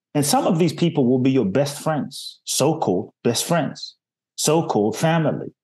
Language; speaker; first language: English; native; English